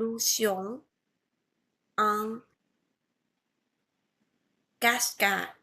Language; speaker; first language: French; non-native, learner; Vietnamese